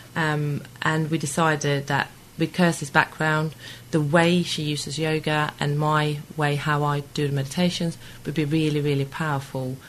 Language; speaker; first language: English; non-native, fluent; Swedish